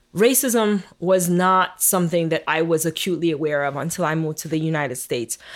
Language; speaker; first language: English; early bilingual, other home language; Haitian Creole